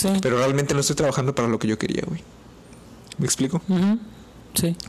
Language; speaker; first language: Spanish; native; Spanish